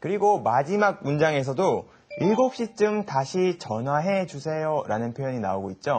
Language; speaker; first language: Korean; native; Korean